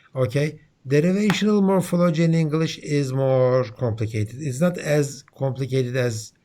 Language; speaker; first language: English; non-native, fluent; Turkish